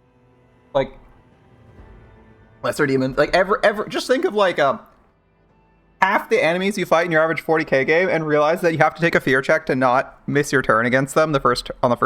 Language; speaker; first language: English; native; English